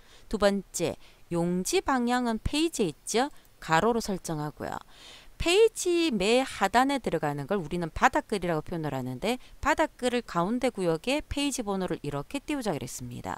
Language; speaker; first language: Korean; native; Korean